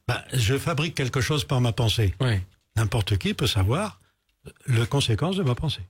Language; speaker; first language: French; native; French